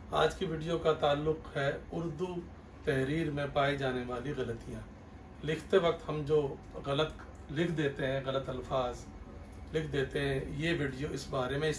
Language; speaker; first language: Urdu; native; Urdu